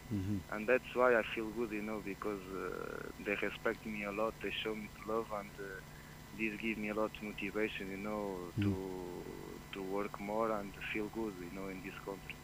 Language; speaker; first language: English; non-native, fluent; Portuguese